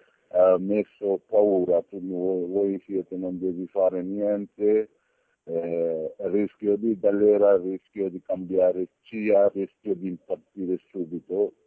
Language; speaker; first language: Italian; non-native, learner; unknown